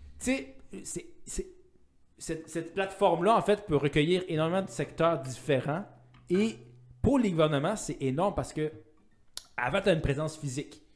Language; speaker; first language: French; native; French